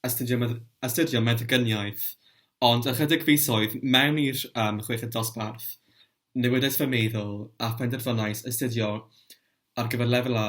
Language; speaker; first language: Welsh; non-native, local second language; English